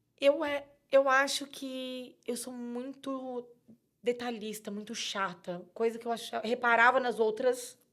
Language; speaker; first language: Portuguese; native; Portuguese